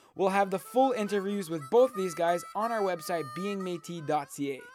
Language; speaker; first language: English; native; English